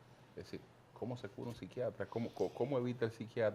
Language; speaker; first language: Spanish; native; Spanish